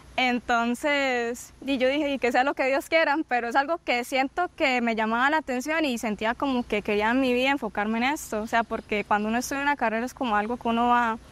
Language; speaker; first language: Spanish; native; Spanish